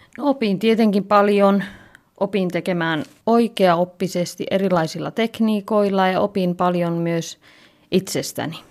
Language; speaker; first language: Finnish; native; Finnish